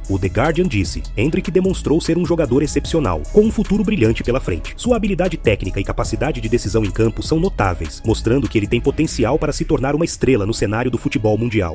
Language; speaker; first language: Portuguese; native; Portuguese